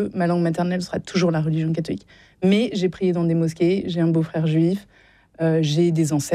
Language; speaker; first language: French; native; French